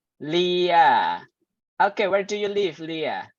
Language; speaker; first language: English; non-native, fluent; Indonesian